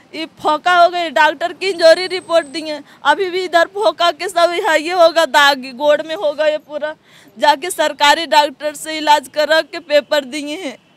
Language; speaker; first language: Hindi; native; Hindi